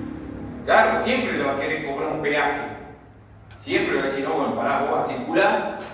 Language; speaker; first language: Spanish; native; Spanish